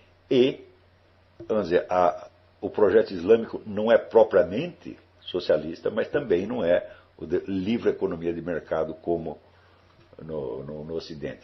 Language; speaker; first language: Portuguese; native; Portuguese